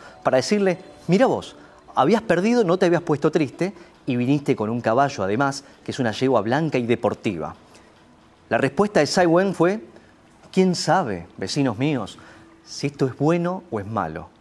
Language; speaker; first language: Spanish; native; Spanish